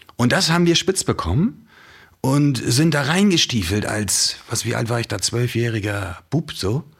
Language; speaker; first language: German; native; German